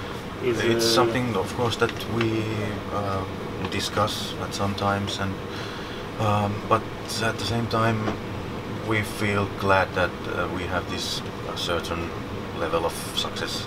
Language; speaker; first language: English; non-native, fluent; Finnish